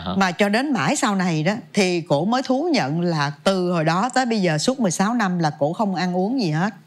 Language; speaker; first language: Vietnamese; native; Vietnamese